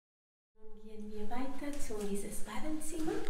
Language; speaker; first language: German; non-native, learner; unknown